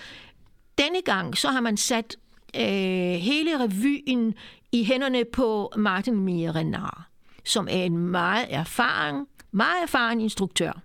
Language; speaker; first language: Danish; non-native, fluent; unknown